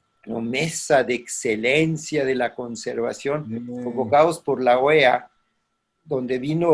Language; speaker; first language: Spanish; native; Spanish